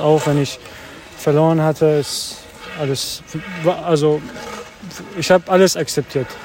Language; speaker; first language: German; non-native, learner; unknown